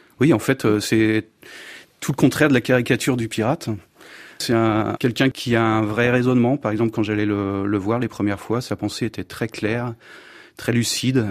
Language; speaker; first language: French; native; French